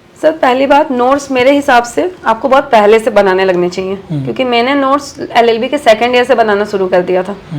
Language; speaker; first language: Hindi; native; Hindi